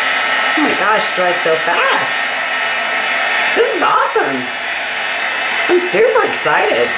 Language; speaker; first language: English; native; English